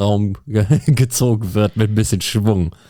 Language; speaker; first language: German; native; German